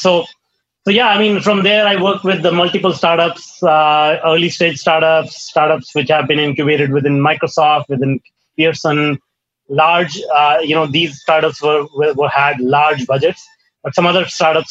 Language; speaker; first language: English; non-native, local second language; Hindi